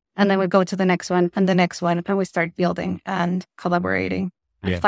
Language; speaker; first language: English; non-native, fluent; Spanish